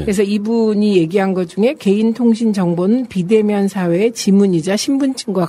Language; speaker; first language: Korean; native; Korean